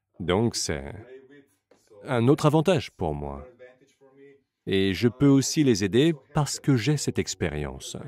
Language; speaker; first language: French; non-native, fluent; Slovenian